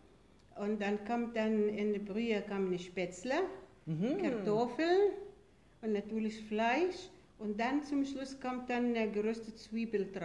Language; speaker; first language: German; non-native, fluent; Arabic